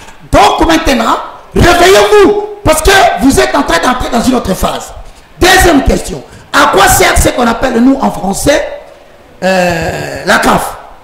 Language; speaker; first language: French; non-native, local second language; Lingala